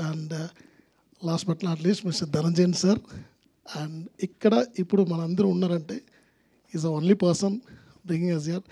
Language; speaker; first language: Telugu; non-native, learner; Tamil